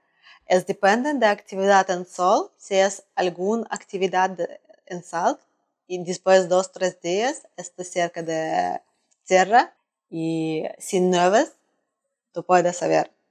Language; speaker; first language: Spanish; non-native, learner; Russian